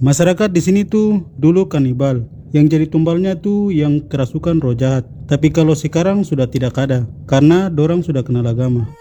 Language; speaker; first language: Indonesian; non-native, local second language; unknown